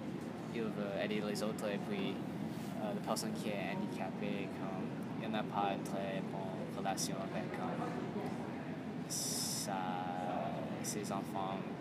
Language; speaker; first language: French; non-native, learner; English